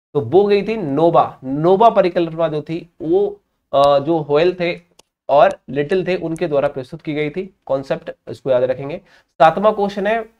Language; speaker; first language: Hindi; native; Hindi